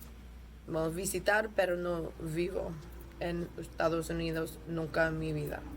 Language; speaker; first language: Spanish; non-native, learner; English